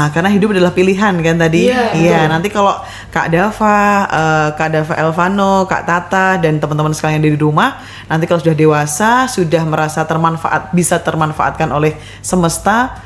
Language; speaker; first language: Indonesian; native; Indonesian